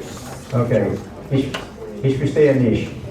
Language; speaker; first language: German; non-native, learner; English